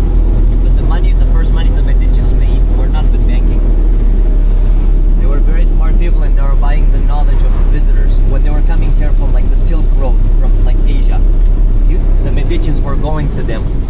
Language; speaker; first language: English; non-native, local second language; Italian